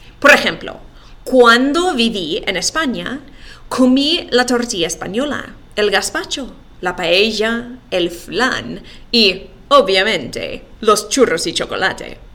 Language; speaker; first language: Spanish; non-native, fluent; English